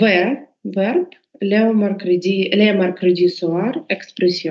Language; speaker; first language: French; non-native, learner; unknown